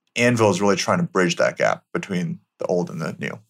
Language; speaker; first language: English; native; English